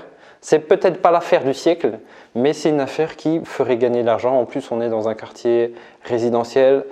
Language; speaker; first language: French; native; French